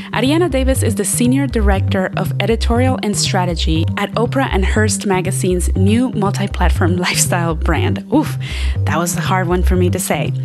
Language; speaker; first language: English; early bilingual, other home language; Spanish